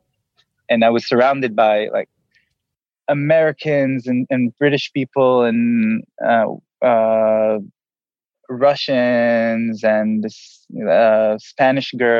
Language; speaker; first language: English; non-native, fluent; Hebrew